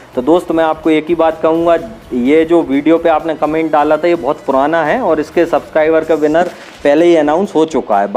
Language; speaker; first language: Hindi; native; Hindi